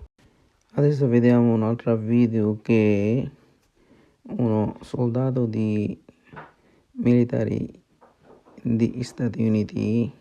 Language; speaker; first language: Italian; non-native, learner; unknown